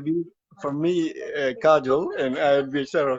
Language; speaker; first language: English; non-native, learner; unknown